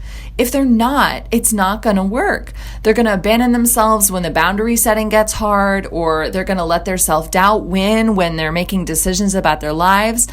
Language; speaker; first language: English; native; English